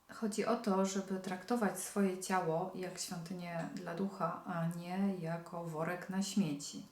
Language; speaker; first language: Polish; native; Polish